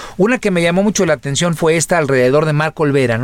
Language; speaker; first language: Spanish; native; Spanish